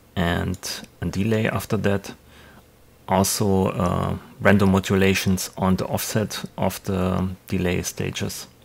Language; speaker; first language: English; non-native, fluent; German